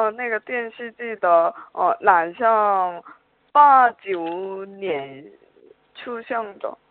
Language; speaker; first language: Chinese; non-native, learner; Korean